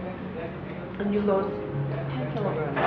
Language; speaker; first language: English; non-native, fluent; Korean